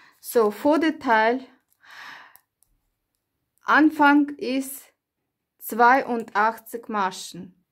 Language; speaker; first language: German; non-native, learner; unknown